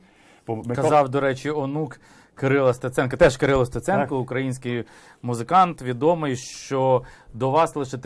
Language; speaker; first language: Ukrainian; native; Ukrainian